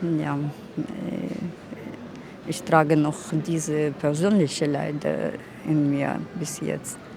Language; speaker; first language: German; non-native, fluent; Russian